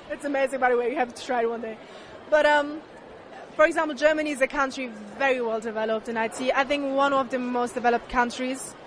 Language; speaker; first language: English; non-native, fluent; German